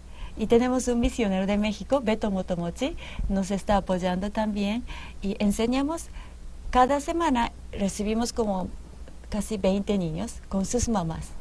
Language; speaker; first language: Spanish; non-native, fluent; Japanese